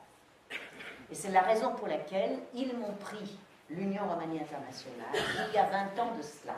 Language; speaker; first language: French; native; French